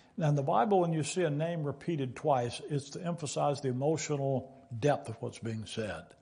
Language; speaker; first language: English; native; English